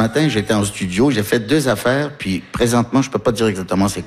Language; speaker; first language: French; early bilingual, other home language; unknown